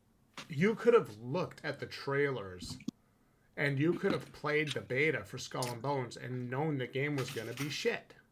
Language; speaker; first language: English; native; English